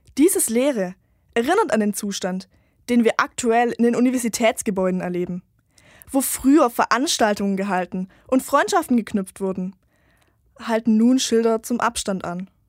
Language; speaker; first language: German; native; German